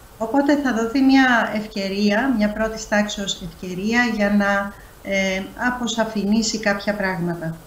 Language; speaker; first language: Greek; early bilingual, heritage; Greek